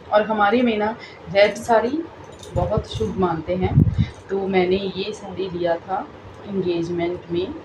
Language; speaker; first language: Hindi; non-native, local second language; Bangla